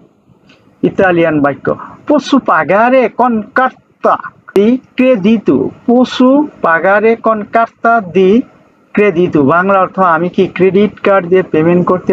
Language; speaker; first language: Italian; non-native, learner; Bangla